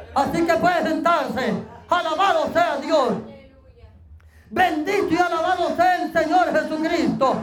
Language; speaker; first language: Spanish; native; Spanish